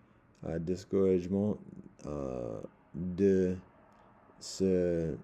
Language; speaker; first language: French; non-native, learner; English